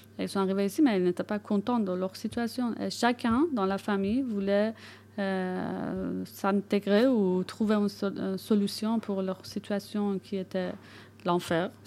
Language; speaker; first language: French; non-native, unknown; Persian